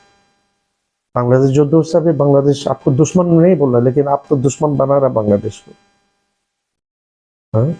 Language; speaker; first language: Hindi; non-native, learner; Bangla